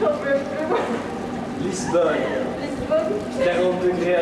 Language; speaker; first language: French; native; French